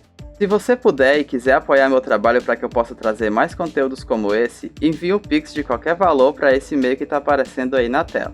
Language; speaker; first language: Portuguese; native; Portuguese